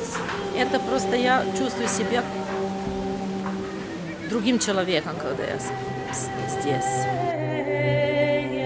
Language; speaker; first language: Russian; non-native, fluent; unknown